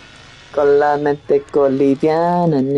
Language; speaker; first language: Spanish; non-native, learner; English